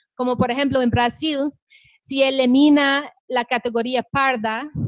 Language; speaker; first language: Spanish; non-native, fluent; English